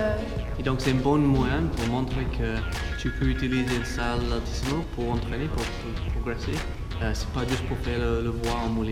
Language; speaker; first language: French; non-native, fluent; English